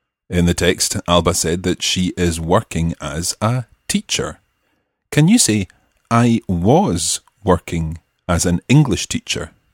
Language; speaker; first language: English; native; English